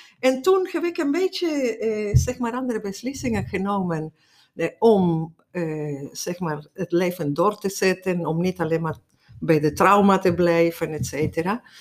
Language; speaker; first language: Dutch; non-native, fluent; Spanish